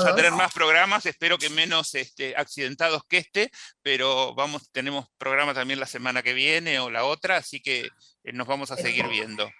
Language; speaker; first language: Spanish; native; Spanish